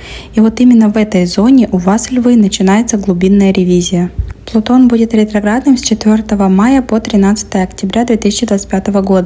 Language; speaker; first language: Russian; native; Russian